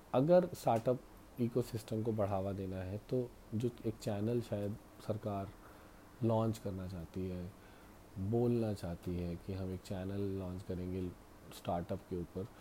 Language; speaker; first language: Hindi; native; Hindi